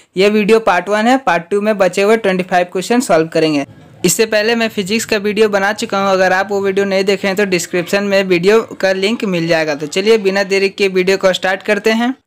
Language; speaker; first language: Hindi; native; Hindi